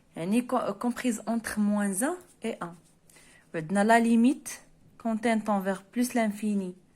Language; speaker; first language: French; non-native, local second language; Arabic